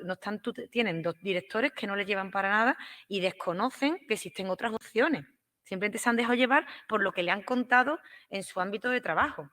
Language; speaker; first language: Spanish; native; Spanish